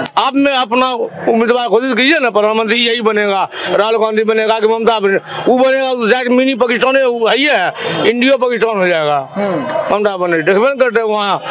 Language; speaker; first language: Hindi; native; Hindi